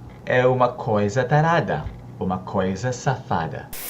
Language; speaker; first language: Portuguese; non-native, learner; Filipino